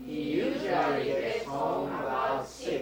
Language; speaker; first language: English; non-native, learner; Japanese